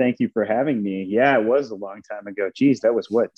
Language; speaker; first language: English; early bilingual, other home language; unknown